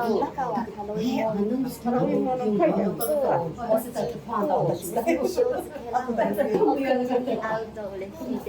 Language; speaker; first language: Japanese; non-native, learner; Chinese